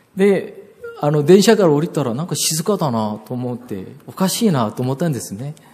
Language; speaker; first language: Japanese; non-native, fluent; Korean